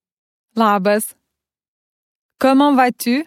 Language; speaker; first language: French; non-native, fluent; Lithuanian